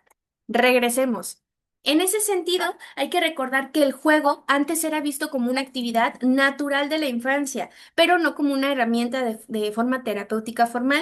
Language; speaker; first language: Spanish; native; Spanish